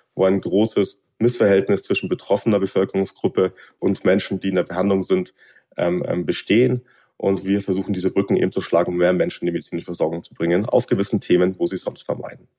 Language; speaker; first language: German; native; German